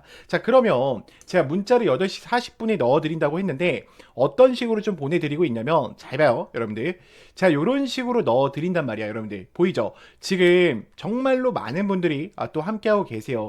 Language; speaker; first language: Korean; native; Korean